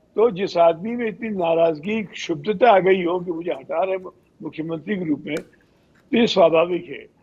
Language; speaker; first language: Hindi; non-native, local second language; Telugu